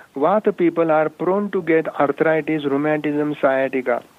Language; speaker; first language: English; non-native, local second language; Marathi